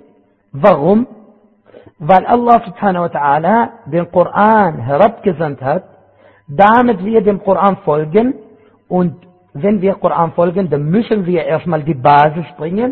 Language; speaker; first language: German; non-native, fluent; Arabic